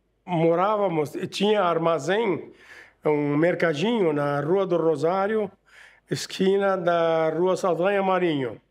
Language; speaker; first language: Portuguese; non-native, fluent; Arabic